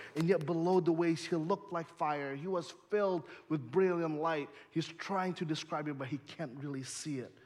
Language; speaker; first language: English; early bilingual, other home language; Indonesian